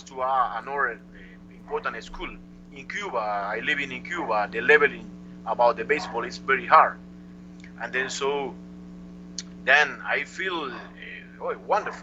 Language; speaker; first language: English; non-native, learner; Spanish